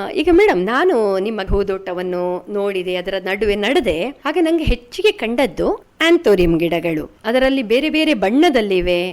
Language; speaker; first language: Kannada; native; Kannada